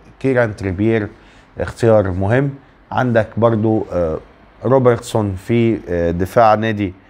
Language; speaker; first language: Arabic; native; Arabic